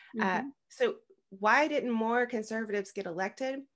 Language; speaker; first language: English; native; English